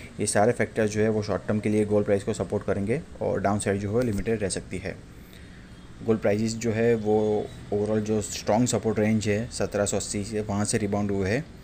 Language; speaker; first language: Hindi; non-native, local second language; Gujarati